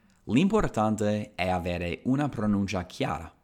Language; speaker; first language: Italian; non-native, fluent; English